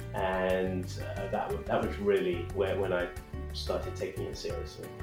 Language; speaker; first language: English; native; English